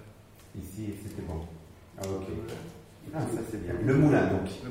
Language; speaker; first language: French; native; French